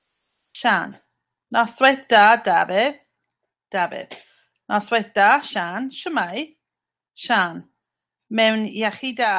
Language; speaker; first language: Welsh; non-native, learner; English